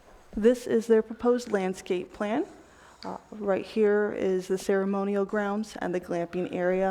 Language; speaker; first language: English; native; English